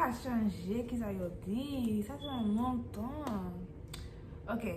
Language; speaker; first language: Haitian Creole; early bilingual, heritage; English